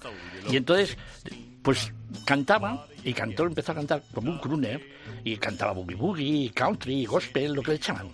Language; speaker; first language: Spanish; native; Spanish